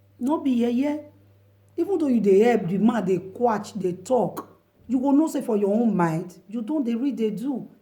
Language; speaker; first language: Nigerian Pidgin; non-native, local second language; Bini